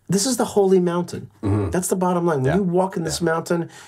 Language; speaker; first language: English; native; English